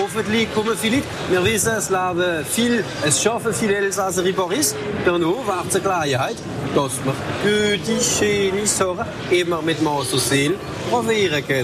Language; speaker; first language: German; native; German